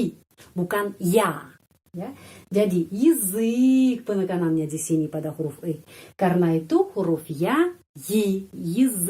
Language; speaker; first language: Indonesian; non-native, fluent; Russian